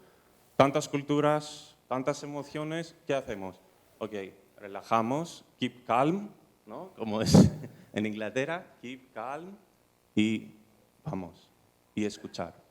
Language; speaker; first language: Spanish; non-native, fluent; Greek